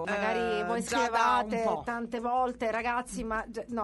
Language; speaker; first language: Italian; native; Italian